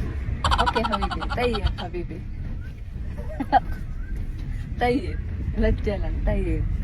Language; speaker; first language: Arabic; non-native, learner; Filipino